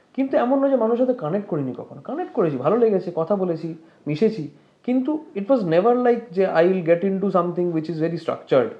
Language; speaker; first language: Bangla; native; Bangla